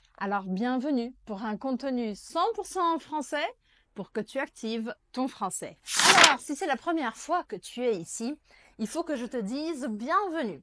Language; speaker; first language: French; non-native, fluent; Portuguese